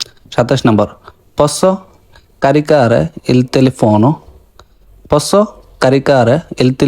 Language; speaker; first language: Italian; non-native, learner; Bangla